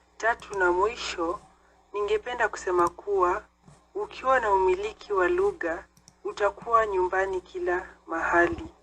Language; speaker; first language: Swahili; non-native, local second language; Kikuyu